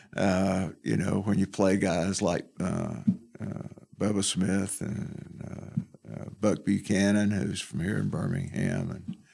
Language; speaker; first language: English; native; English